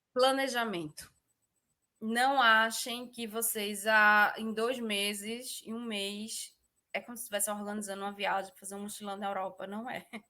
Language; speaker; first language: Portuguese; native; Portuguese